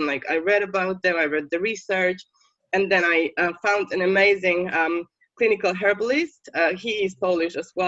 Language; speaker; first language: English; non-native, fluent; Polish